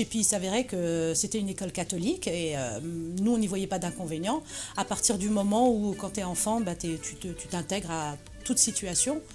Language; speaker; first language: French; early bilingual, other home language; Arabic